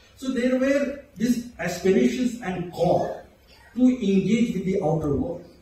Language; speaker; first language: English; non-native, local second language; Marathi